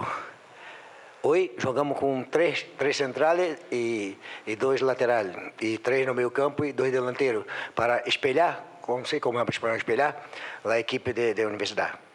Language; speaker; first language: Portuguese; non-native, learner; Spanish